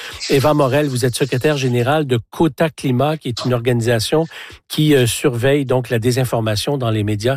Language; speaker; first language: French; native; French